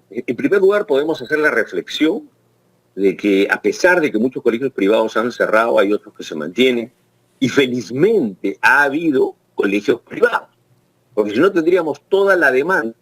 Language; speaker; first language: Spanish; native; Spanish